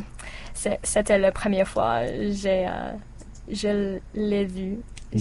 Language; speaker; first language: French; non-native, learner; English